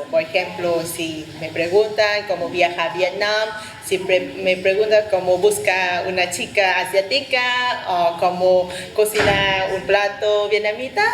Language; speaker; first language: Spanish; non-native, fluent; Vietnamese